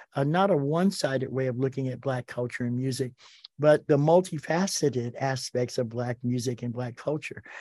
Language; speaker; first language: English; native; English